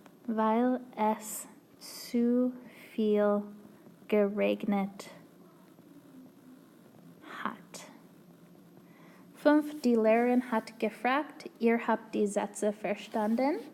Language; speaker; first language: German; non-native, fluent; English